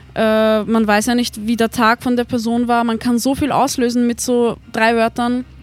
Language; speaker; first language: German; native; German